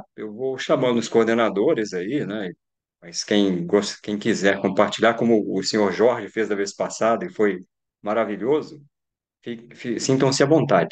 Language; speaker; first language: Portuguese; native; Portuguese